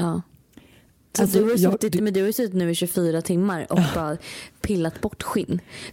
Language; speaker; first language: Swedish; native; Swedish